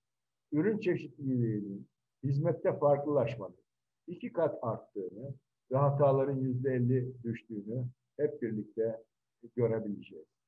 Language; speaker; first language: Turkish; native; Turkish